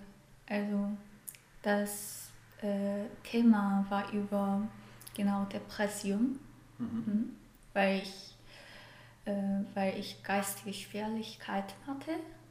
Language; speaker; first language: German; non-native, fluent; Korean